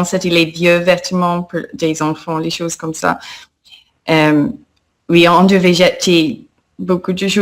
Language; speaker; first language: French; non-native, fluent; English